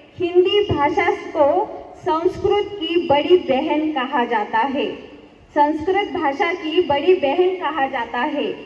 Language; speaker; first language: Hindi; non-native, local second language; Marathi